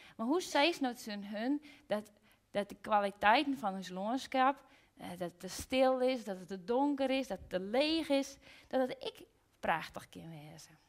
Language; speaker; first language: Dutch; non-native, local second language; Western Frisian